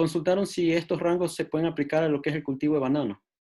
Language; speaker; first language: Spanish; native; Spanish